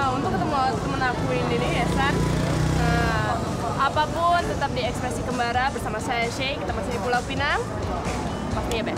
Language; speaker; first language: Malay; non-native, local second language; Indonesian